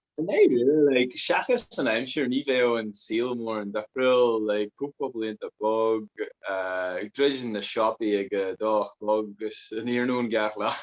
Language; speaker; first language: Irish; native; Irish